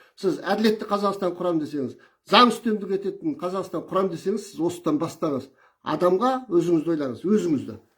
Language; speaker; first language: Kazakh; early bilingual, heritage; Kazakh